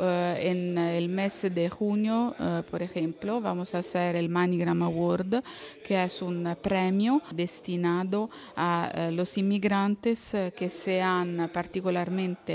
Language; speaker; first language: Spanish; non-native, fluent; Italian